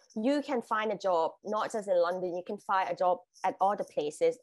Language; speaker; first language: English; non-native, fluent; Thai